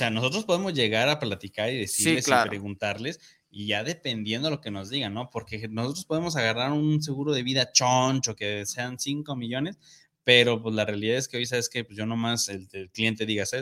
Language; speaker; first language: Spanish; native; Spanish